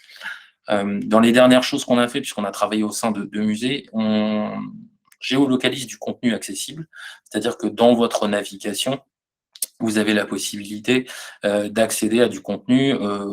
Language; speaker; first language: French; native; French